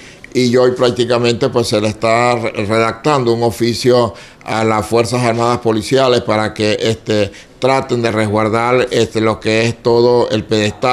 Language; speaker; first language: Spanish; native; Spanish